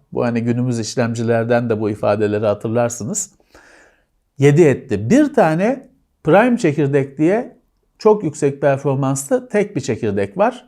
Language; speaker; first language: Turkish; native; Turkish